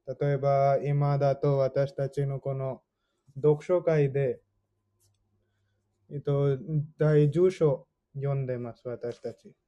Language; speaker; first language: Japanese; non-native, fluent; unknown